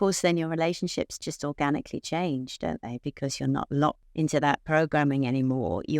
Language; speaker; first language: English; native; English